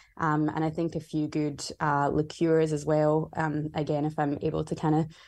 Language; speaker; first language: English; native; English